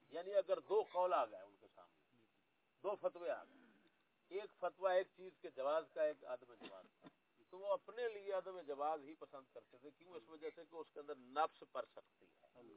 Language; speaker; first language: Urdu; non-native, local second language; Punjabi